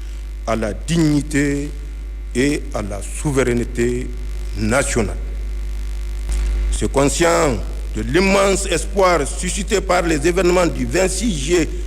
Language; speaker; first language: French; non-native, local second language; Hausa